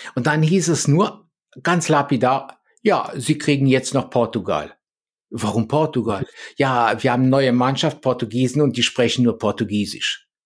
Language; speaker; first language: German; early bilingual, other home language; Polish